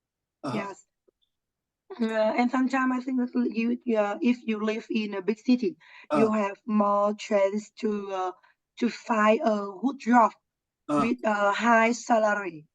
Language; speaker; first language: English; non-native, learner; Vietnamese